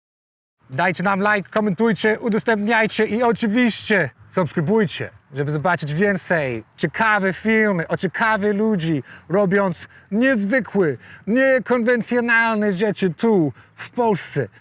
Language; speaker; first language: Polish; non-native, fluent; English